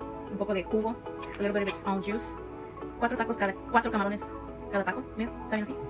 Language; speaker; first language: Spanish; early bilingual, heritage; Spanish